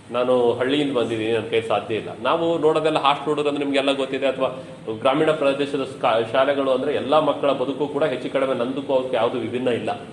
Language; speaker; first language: Kannada; native; Kannada